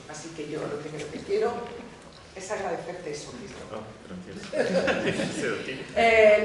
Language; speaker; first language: Spanish; native; Spanish